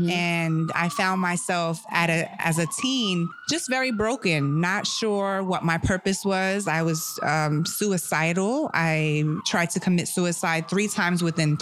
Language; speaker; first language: English; early bilingual, other home language; German